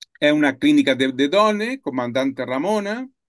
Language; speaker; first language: Italian; non-native, learner; Spanish